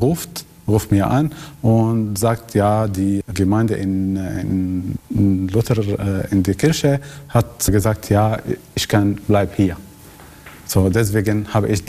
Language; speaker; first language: German; non-native, learner; Arabic